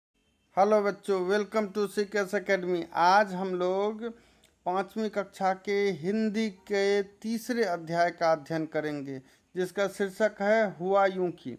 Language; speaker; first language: Hindi; native; Hindi